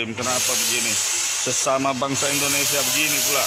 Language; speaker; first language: Indonesian; native; Indonesian